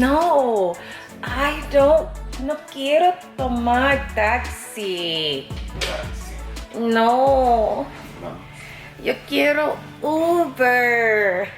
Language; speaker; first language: Spanish; non-native, learner; English